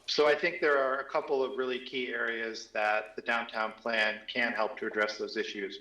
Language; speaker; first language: English; native; English